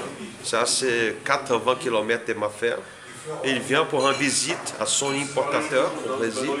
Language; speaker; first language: French; non-native, learner; Portuguese